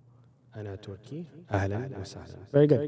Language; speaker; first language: Arabic; non-native, fluent; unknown